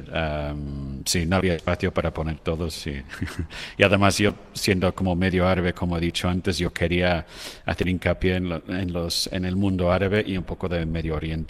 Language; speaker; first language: Spanish; non-native, fluent; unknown